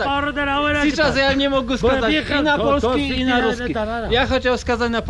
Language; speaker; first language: Russian; non-native, learner; Polish